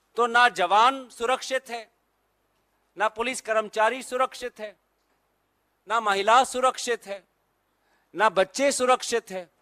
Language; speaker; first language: Hindi; non-native, local second language; Assamese